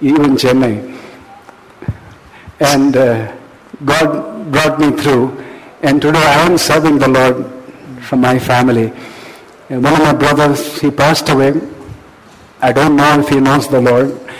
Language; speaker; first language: English; non-native, local second language; Malayalam